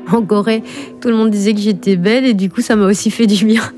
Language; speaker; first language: French; native; French